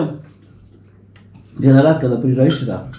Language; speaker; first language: Russian; native; Russian